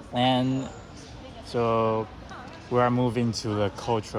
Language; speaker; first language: English; non-native, learner; Chinese